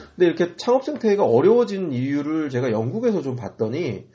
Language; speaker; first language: Korean; native; Korean